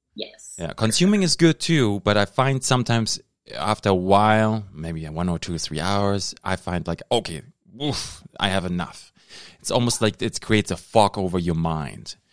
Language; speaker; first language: English; non-native, fluent; German